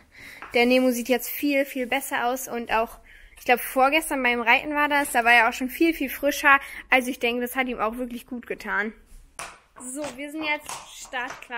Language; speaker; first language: German; native; German